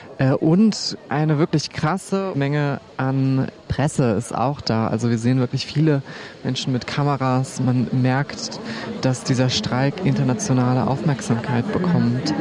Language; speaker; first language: German; native; German